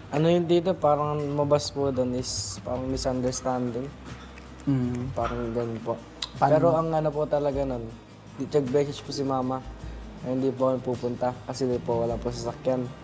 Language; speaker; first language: Filipino; native; Filipino